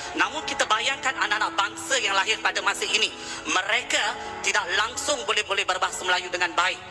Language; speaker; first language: Malay; non-native, local second language; Tamil